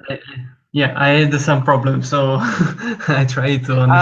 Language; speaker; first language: English; non-native, learner; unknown